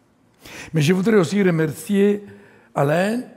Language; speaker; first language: French; non-native, fluent; Italian